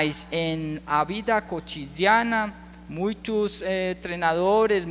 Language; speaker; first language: Portuguese; non-native, learner; Spanish